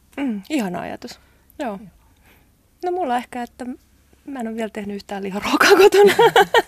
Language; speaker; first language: Finnish; native; Finnish